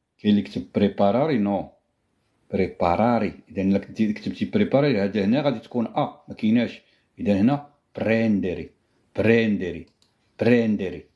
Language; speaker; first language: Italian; non-native, fluent; Arabic